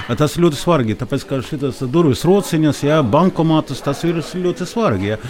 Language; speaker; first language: Latvian; non-native, local second language; Russian